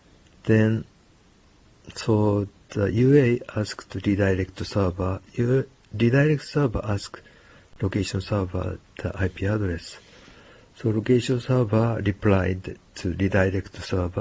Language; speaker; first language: English; non-native, learner; Japanese